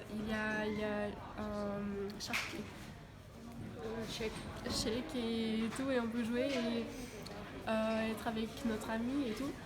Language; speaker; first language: French; non-native, learner; Finnish